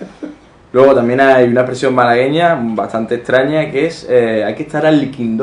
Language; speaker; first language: Spanish; native; Spanish